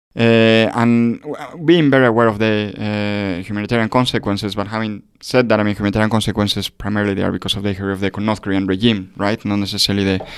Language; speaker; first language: English; non-native, fluent; Spanish